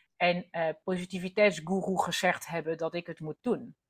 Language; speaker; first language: Dutch; non-native, fluent; French